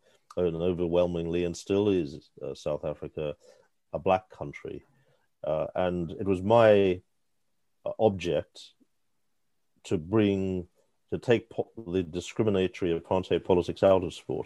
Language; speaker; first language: English; native; English